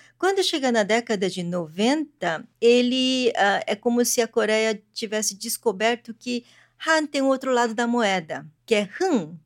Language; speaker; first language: Portuguese; early bilingual, other home language; Korean